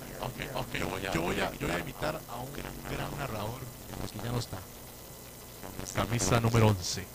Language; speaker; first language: Spanish; native; Spanish